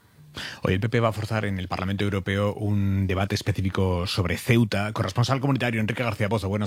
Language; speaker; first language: Spanish; native; Spanish